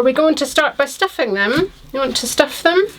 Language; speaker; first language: English; native; English